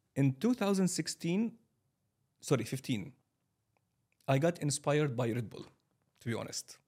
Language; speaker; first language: English; non-native, fluent; Arabic